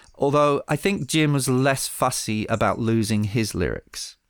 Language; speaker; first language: English; early bilingual, other home language; Spanish